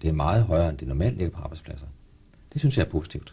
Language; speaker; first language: Danish; native; Danish